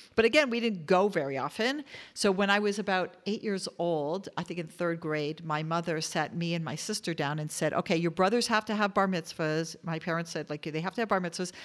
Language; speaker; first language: English; native; English